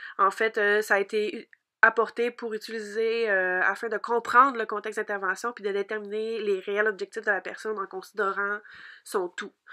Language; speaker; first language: French; native; French